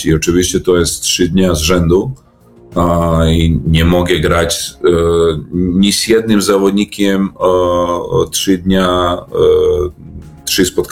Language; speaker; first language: Polish; non-native, learner; Serbian